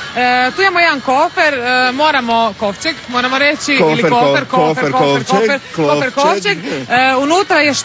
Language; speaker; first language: Croatian; native; Croatian